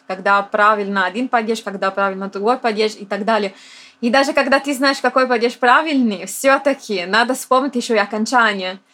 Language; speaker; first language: Russian; non-native, fluent; Italian